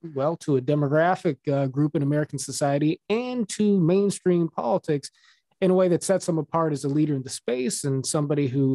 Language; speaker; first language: English; native; English